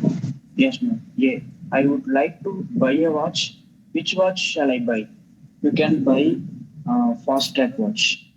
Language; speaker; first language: English; non-native, learner; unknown